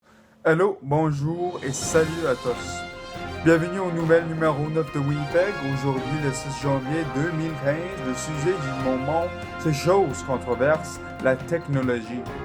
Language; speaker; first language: French; non-native, learner; English